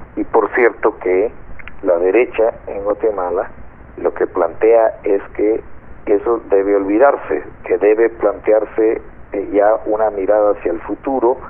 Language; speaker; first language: Spanish; native; Spanish